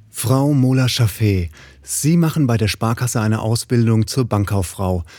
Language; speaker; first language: German; native; German